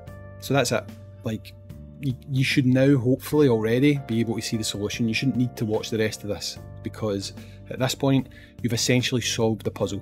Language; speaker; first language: English; native; English